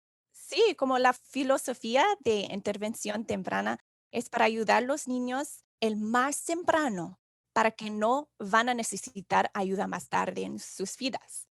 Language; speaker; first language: Spanish; non-native, fluent; English